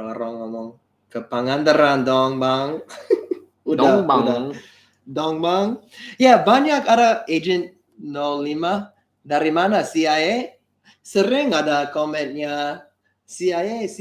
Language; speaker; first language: Indonesian; non-native, learner; English